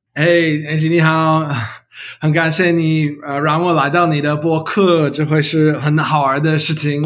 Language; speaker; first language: Chinese; non-native, learner; English